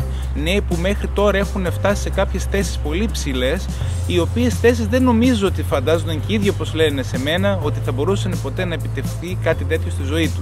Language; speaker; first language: Greek; native; Greek